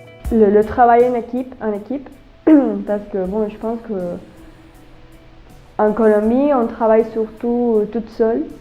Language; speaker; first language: French; non-native, learner; Spanish